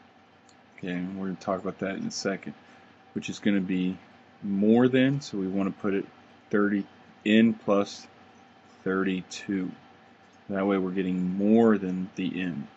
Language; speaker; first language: English; native; English